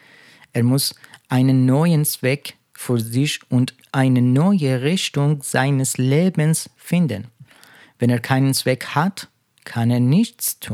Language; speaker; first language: German; non-native, fluent; Persian